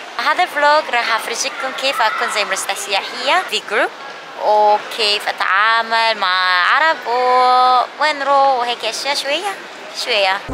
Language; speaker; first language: Arabic; non-native, fluent; Korean